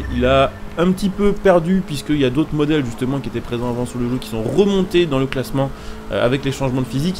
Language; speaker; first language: French; native; French